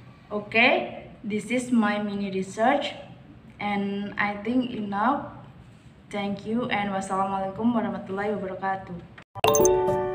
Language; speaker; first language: English; non-native, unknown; Indonesian